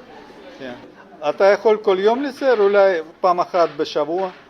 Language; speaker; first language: Hebrew; non-native, learner; Russian